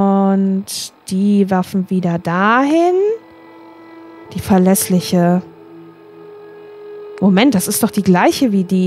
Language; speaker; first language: German; native; German